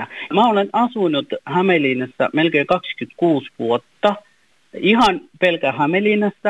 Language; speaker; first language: Finnish; non-native, fluent; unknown